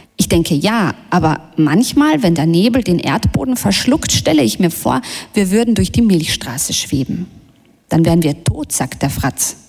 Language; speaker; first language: German; early bilingual, other home language; Bosnian